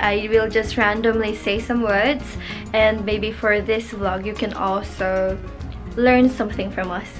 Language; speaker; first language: English; non-native, local second language; Filipino